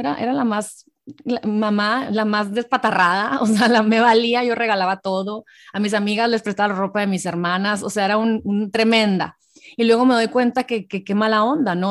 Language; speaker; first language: Spanish; native; Spanish